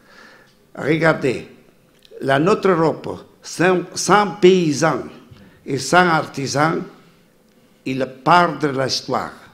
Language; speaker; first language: French; non-native, fluent; Italian